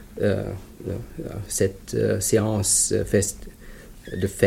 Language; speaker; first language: French; non-native, fluent; Hungarian